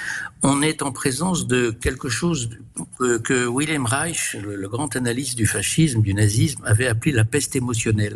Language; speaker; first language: French; native; French